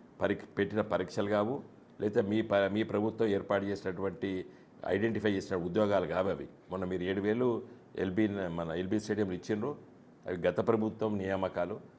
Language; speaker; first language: Telugu; native; Telugu